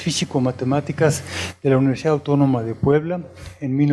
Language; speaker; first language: Spanish; native; Spanish